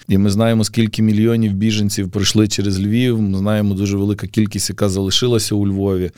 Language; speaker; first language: Ukrainian; native; Ukrainian